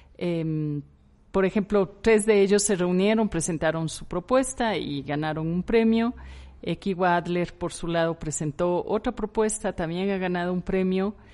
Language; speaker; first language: Spanish; native; Spanish